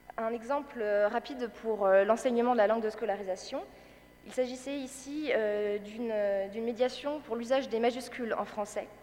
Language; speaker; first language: French; native; French